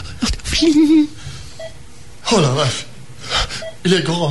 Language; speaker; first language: French; non-native, fluent; English